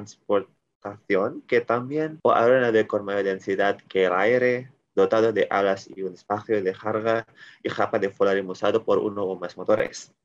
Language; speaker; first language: Spanish; non-native, learner; Indonesian